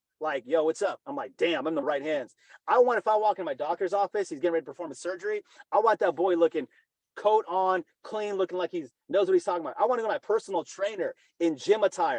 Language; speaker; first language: English; native; English